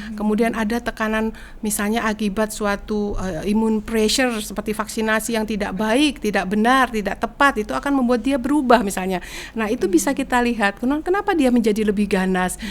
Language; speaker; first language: Indonesian; native; Indonesian